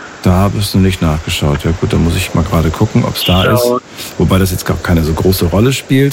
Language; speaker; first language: German; native; German